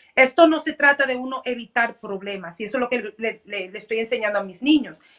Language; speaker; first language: Spanish; early bilingual, heritage; Spanish